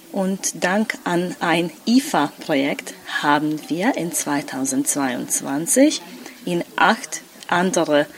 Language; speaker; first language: German; non-native, local second language; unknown